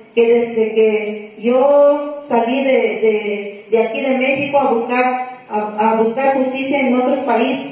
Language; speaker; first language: Spanish; non-native, local second language; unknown